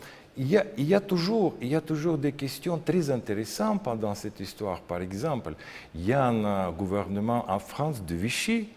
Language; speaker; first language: French; non-native, learner; Russian